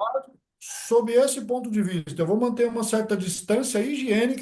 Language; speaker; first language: Portuguese; native; Portuguese